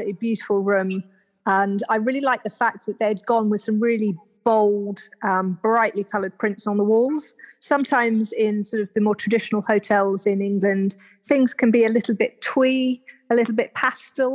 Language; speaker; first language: English; native; English